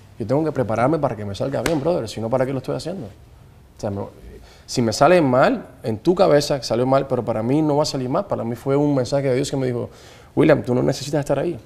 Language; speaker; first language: Spanish; native; Spanish